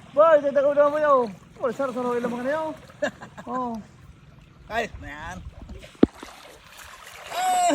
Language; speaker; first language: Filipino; non-native, local second language; Bikol